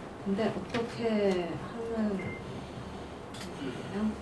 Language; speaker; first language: Korean; non-native, learner; Cantonese